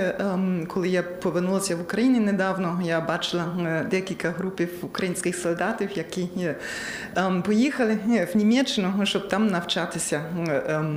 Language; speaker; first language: Ukrainian; non-native, learner; German